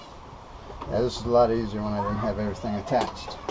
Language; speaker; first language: English; native; English